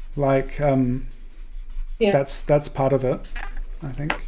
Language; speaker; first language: English; native; English